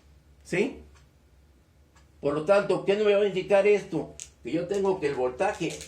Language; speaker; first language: Spanish; native; Spanish